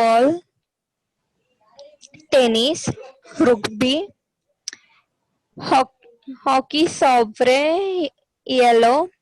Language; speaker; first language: Spanish; non-native, learner; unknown